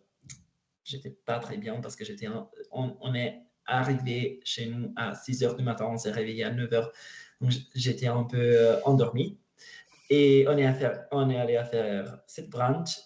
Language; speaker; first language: French; non-native, learner; Italian